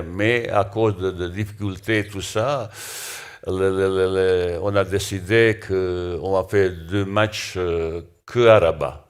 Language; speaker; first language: French; non-native, learner; Bosnian